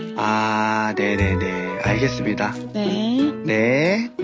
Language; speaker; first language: Korean; native; Korean